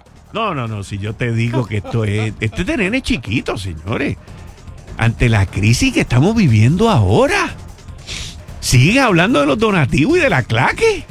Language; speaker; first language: Spanish; native; Spanish